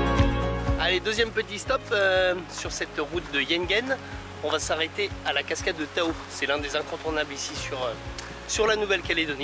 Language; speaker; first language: French; native; French